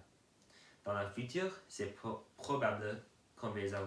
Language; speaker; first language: French; non-native, learner; English